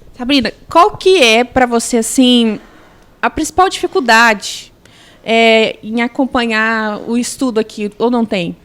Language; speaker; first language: Portuguese; native; Portuguese